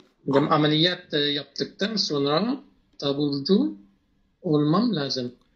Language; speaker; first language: Turkish; non-native, learner; Arabic